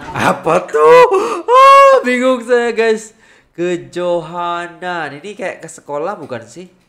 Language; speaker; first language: Indonesian; native; Indonesian